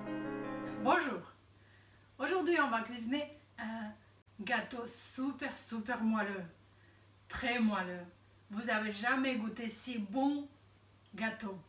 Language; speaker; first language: French; non-native, fluent; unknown